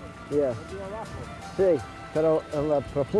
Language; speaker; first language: Spanish; non-native, learner; English